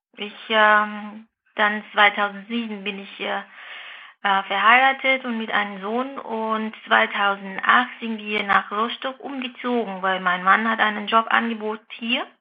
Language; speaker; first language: German; non-native, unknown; Vietnamese